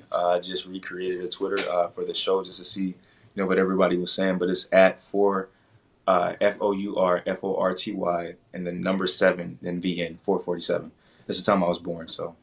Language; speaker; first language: English; native; English